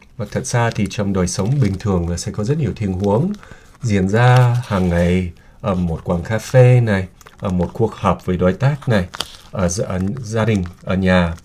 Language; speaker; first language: Vietnamese; non-native, fluent; English